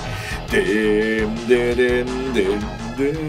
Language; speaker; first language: Japanese; native; Japanese